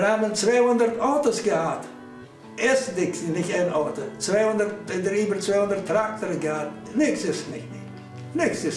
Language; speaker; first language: German; early bilingual, heritage; German